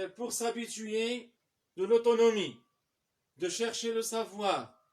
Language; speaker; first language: French; non-native, local second language; Arabic